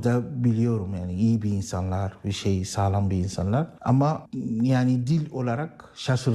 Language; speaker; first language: Turkish; non-native, learner; Arabic